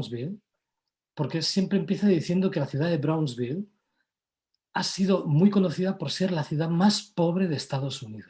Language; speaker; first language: Spanish; non-native, local second language; Catalan